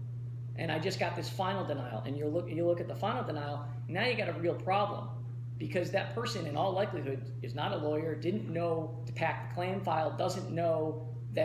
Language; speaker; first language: English; native; English